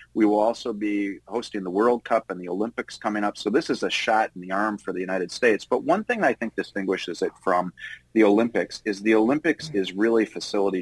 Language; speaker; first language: English; native; English